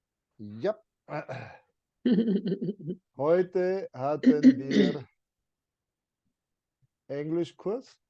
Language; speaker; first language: German; non-native, fluent; English